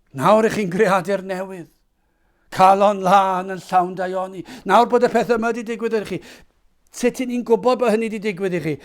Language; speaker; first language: Welsh; native; Welsh